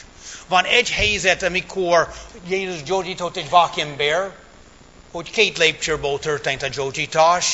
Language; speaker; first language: Hungarian; early bilingual, heritage; English